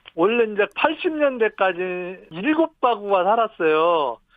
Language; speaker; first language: Korean; native; Korean